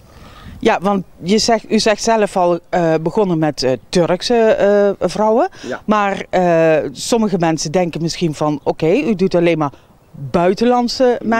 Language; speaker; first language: Dutch; native; Dutch